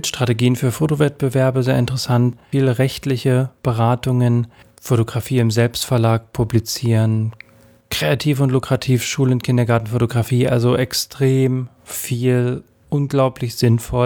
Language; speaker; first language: German; native; German